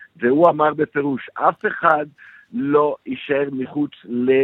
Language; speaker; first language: Hebrew; non-native, fluent; Portuguese